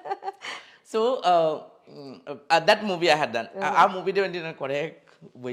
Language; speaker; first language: Malayalam; non-native, local second language; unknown